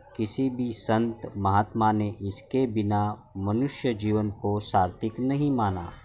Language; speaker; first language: Hindi; non-native, local second language; Marathi